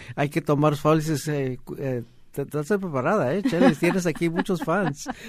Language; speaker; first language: Spanish; native; Spanish